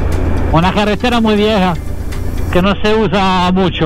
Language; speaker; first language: Spanish; non-native, learner; Italian